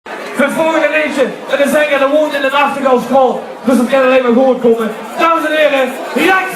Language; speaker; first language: Dutch; native; Dutch